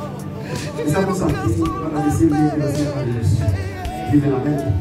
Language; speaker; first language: Spanish; non-native, learner; Haitian Creole